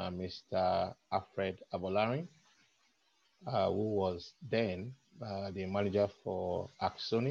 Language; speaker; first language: English; non-native, local second language; Yoruba